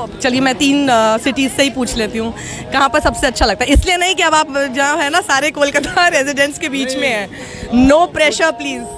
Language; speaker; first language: Hindi; native; Hindi